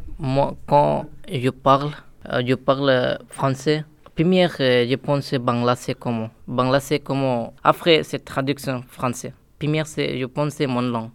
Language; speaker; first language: French; non-native, learner; Bangla